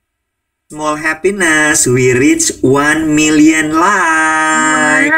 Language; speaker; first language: English; non-native, fluent; Indonesian